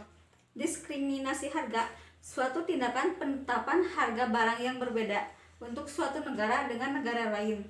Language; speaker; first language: Indonesian; native; Indonesian